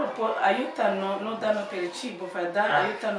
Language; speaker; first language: Italian; non-native, learner; French